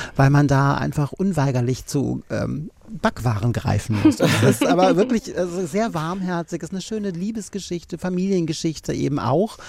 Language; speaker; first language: German; native; German